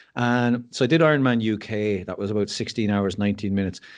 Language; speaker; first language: English; native; English